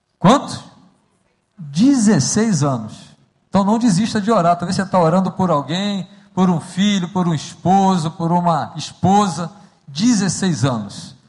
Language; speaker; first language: Portuguese; native; Portuguese